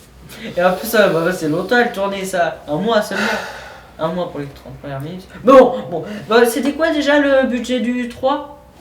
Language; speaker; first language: French; native; French